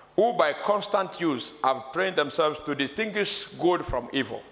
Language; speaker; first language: English; non-native, local second language; Gusii